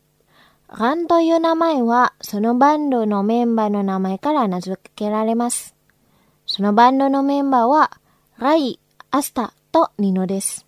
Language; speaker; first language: Japanese; non-native, fluent; Indonesian